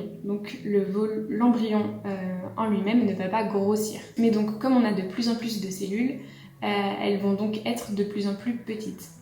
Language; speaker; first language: French; native; French